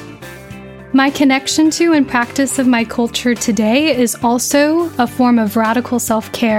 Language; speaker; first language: English; native; English